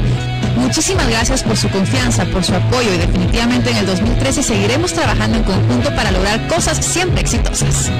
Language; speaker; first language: Spanish; native; Spanish